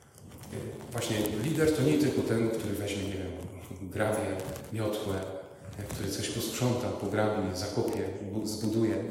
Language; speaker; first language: Polish; native; Polish